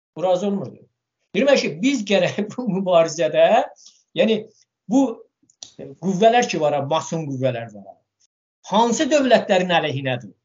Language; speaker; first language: Azerbaijani; non-native, local second language; Talysh